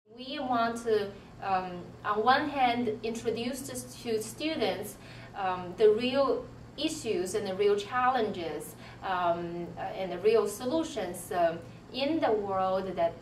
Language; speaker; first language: English; non-native, fluent; Chinese